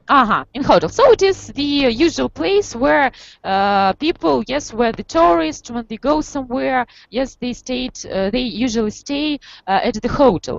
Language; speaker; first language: English; non-native, fluent; Russian